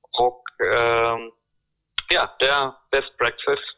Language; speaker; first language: Norwegian; non-native, fluent; German